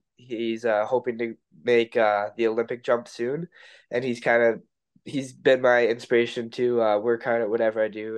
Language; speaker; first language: English; native; English